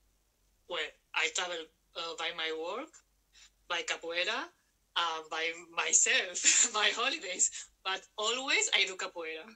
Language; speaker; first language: English; non-native, learner; Spanish